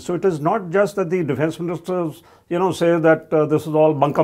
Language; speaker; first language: English; non-native, local second language; Hindi